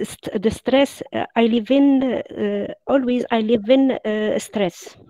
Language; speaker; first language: English; non-native, learner; Arabic